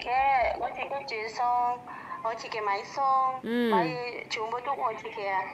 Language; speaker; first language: Cantonese; non-native, fluent; Indonesian